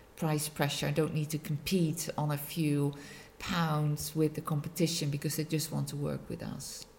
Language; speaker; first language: English; non-native, fluent; Dutch